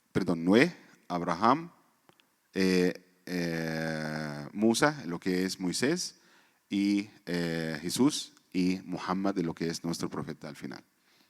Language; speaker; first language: Spanish; non-native, fluent; Arabic